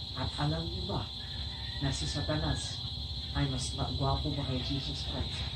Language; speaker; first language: Filipino; non-native, local second language; Cebuano